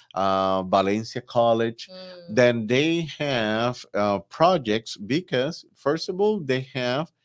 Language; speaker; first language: English; non-native, fluent; Spanish